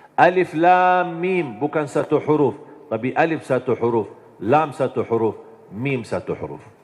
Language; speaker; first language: Indonesian; non-native, fluent; Arabic